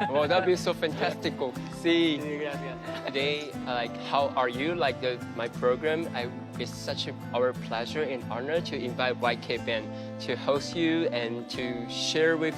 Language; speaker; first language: English; non-native, fluent; Chinese